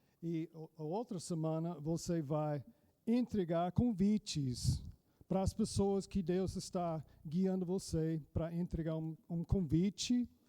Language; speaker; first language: Portuguese; non-native, fluent; English